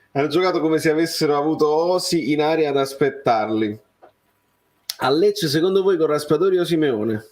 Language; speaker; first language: Italian; native; Italian